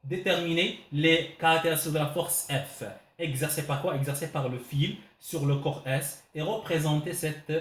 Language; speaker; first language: French; non-native, local second language; Arabic